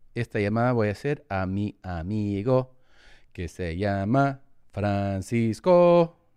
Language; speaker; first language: Spanish; early bilingual, heritage; English